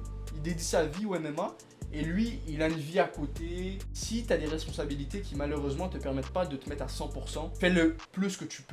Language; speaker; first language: French; native; French